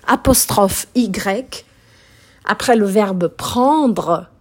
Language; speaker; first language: French; non-native, fluent; Portuguese